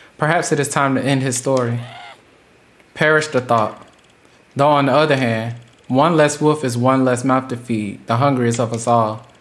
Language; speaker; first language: English; native; English